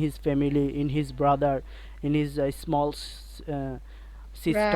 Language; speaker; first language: English; non-native, learner; Bangla